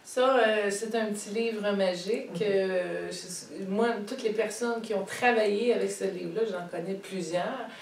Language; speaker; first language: French; native; French